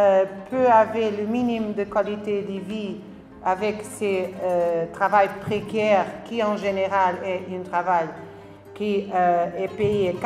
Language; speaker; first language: French; non-native, learner; Spanish